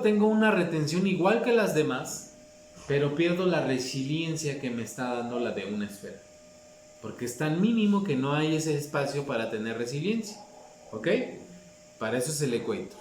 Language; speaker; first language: Spanish; native; Spanish